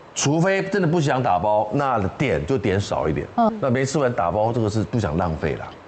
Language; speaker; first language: Chinese; native; Chinese